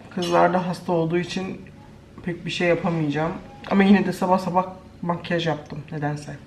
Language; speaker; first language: Turkish; early bilingual, heritage; Turkish